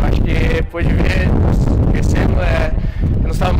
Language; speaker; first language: Portuguese; non-native, learner; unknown